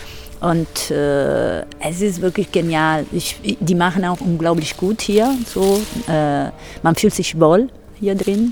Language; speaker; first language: German; non-native, fluent; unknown